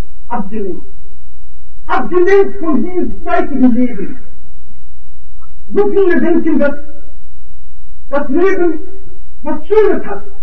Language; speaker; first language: German; non-native, fluent; Arabic